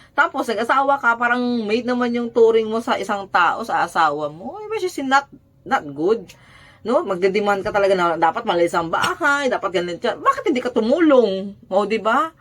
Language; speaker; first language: Filipino; native; Filipino